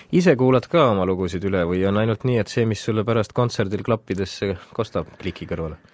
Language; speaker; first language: Estonian; native; Estonian